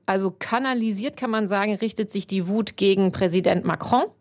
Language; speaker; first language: German; native; German